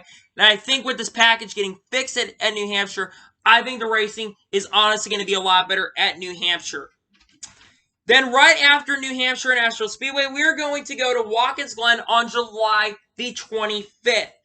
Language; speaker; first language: English; native; English